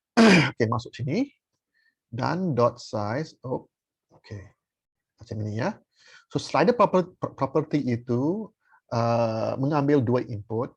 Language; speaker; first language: Malay; non-native, fluent; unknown